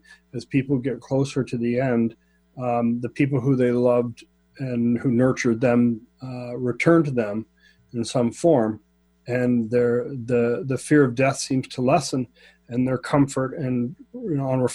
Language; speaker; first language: English; native; English